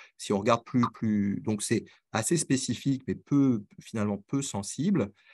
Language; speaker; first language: French; native; French